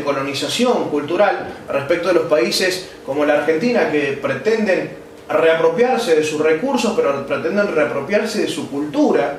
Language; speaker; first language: Spanish; native; Spanish